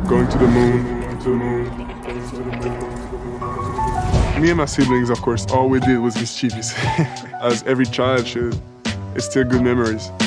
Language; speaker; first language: English; non-native, fluent; French